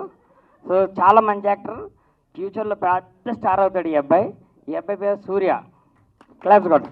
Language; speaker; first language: Telugu; native; Telugu